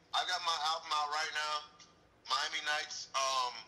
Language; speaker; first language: English; native; English